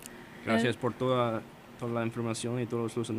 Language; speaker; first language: Spanish; non-native, learner; English